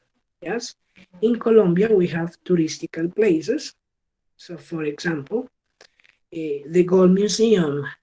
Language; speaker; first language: English; non-native, learner; Spanish